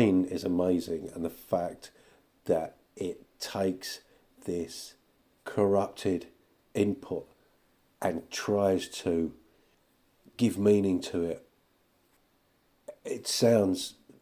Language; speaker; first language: English; native; English